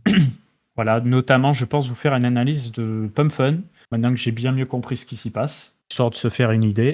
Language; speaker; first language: French; native; French